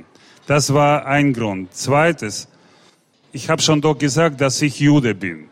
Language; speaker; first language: German; non-native, fluent; Russian